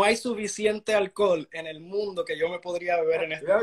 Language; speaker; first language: Spanish; early bilingual, heritage; Spanish